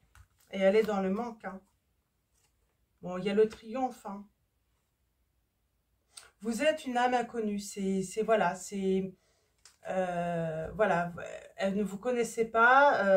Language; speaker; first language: French; native; French